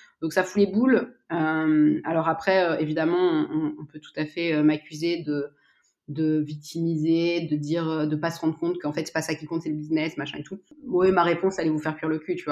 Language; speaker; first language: French; native; French